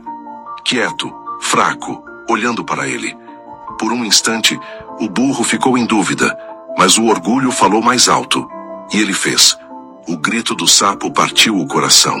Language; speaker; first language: Portuguese; native; Portuguese